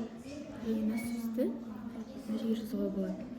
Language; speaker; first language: Kazakh; non-native, local second language; Russian